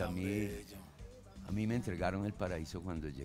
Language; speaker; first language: Spanish; early bilingual, other home language; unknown